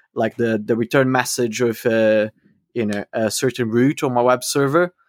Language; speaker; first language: English; non-native, fluent; Portuguese